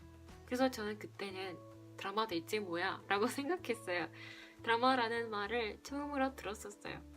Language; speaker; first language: Korean; non-native, fluent; Spanish